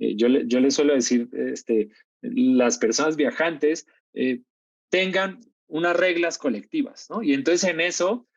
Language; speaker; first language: Spanish; native; Spanish